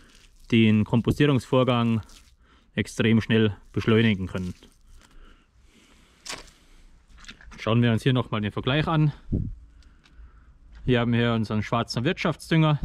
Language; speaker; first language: German; native; German